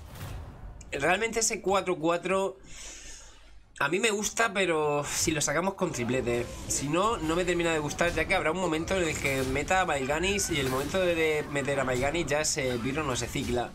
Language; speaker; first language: Spanish; native; Spanish